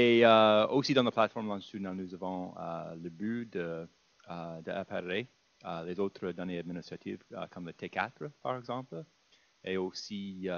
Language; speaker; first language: French; non-native, fluent; English